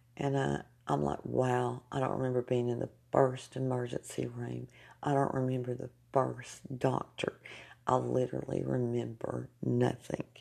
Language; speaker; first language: English; native; English